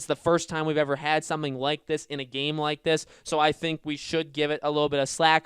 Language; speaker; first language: English; native; English